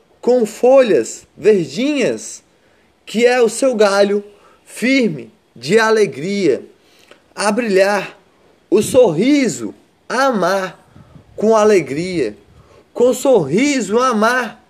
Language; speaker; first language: Portuguese; native; Portuguese